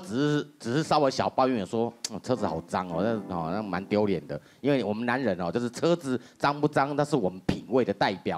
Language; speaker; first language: Chinese; native; Chinese